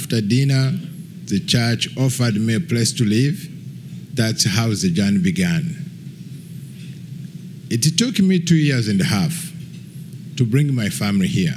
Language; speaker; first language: English; non-native, local second language; Kinyarwanda